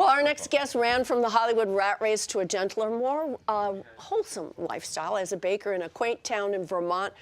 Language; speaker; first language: English; native; English